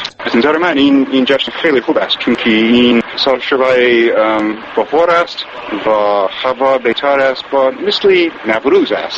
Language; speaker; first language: Persian; non-native, learner; English